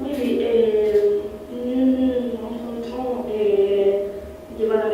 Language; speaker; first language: French; non-native, learner; Italian